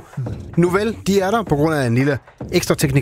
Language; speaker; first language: Danish; native; Danish